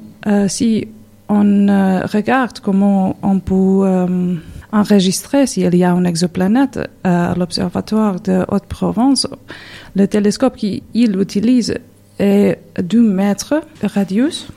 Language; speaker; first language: French; non-native, learner; Serbian